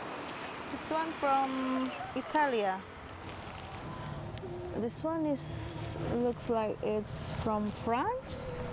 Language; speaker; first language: English; non-native, fluent; Indonesian